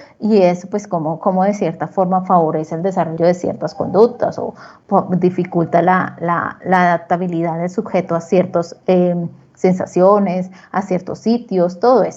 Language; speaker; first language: Spanish; native; Spanish